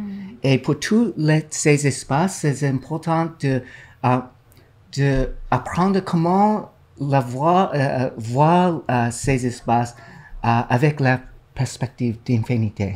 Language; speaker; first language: French; non-native, learner; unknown